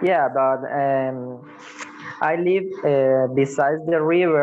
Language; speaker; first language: English; non-native, fluent; Spanish